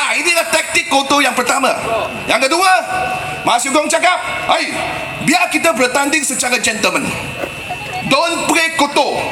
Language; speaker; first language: Malay; non-native, local second language; Chinese